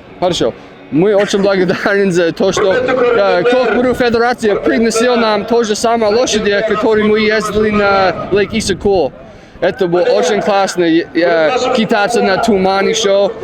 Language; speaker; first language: Russian; non-native, learner; English